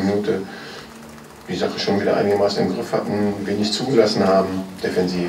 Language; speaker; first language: German; native; German